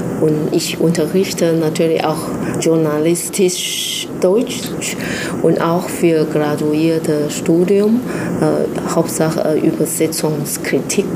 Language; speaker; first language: German; non-native, fluent; Chinese